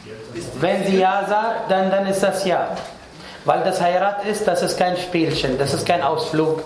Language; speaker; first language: German; non-native, fluent; Arabic